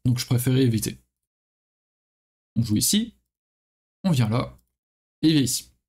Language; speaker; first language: French; native; French